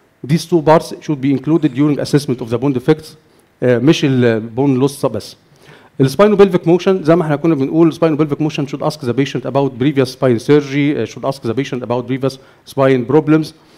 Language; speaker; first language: English; non-native, fluent; Arabic